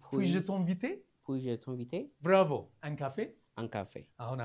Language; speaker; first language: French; non-native, fluent; Amharic